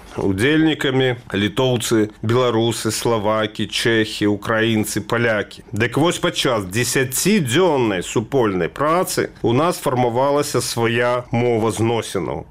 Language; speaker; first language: Belarusian; native; Belarusian